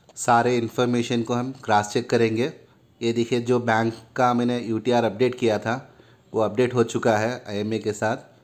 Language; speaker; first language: Hindi; non-native, local second language; Urdu